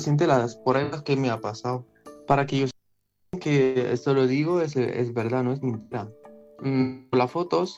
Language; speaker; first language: Spanish; non-native, learner; Arabic